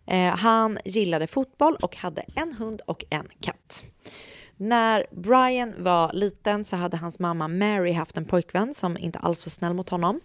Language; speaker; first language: Swedish; native; Swedish